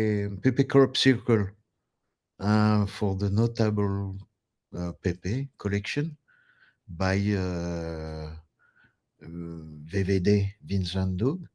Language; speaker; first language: English; non-native, learner; French